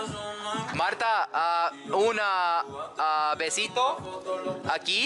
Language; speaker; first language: Spanish; non-native, learner; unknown